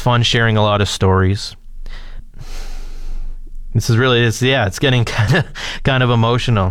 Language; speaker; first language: English; native; English